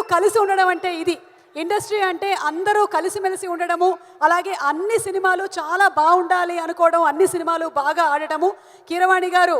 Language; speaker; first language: Telugu; native; Telugu